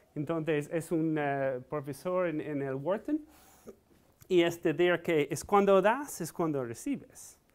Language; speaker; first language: Spanish; non-native, fluent; English